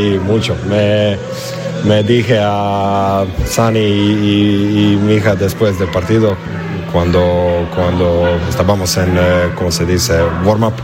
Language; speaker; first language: Spanish; non-native, learner; Croatian